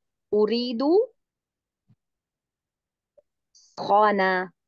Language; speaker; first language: Arabic; non-native, learner; Urdu